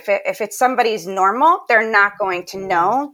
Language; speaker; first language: English; native; English